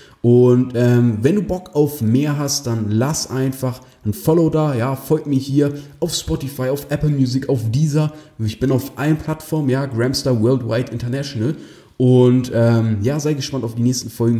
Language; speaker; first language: German; native; German